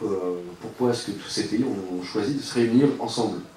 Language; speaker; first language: French; native; French